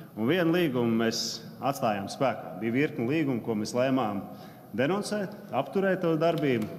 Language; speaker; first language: Latvian; native; Latvian